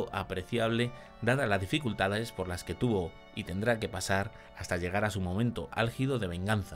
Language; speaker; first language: Spanish; native; Spanish